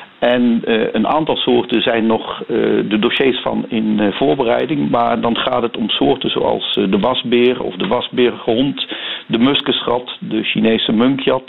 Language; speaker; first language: Dutch; native; Dutch